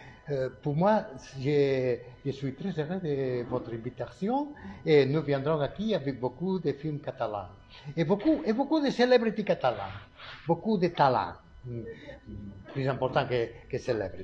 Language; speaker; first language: French; non-native, learner; Catalan